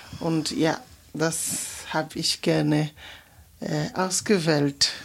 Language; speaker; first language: German; non-native, fluent; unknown